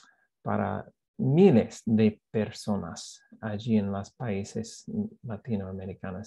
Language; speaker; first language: Spanish; non-native, fluent; English